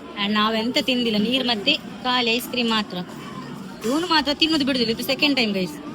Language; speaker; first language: Kannada; native; Kannada